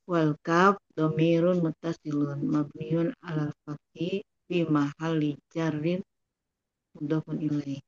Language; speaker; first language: Arabic; non-native, learner; Indonesian